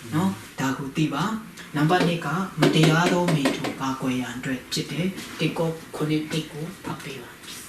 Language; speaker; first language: Burmese; non-native, local second language; Hakha Chin